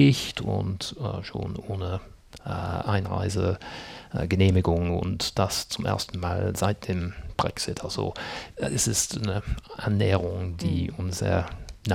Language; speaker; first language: German; non-native, fluent; English